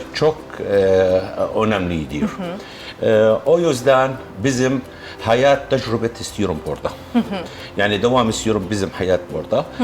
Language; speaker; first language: Turkish; non-native, learner; Arabic